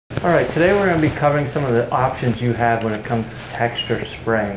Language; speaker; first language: English; native; English